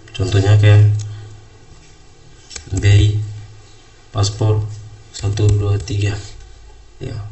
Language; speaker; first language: Indonesian; native; Indonesian